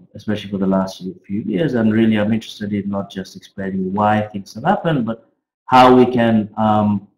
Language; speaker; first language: English; native; English